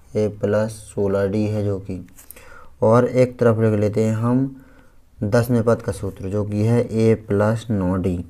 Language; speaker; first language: Hindi; native; Hindi